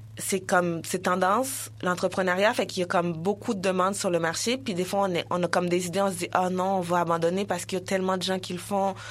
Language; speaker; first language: French; early bilingual, other home language; Haitian Creole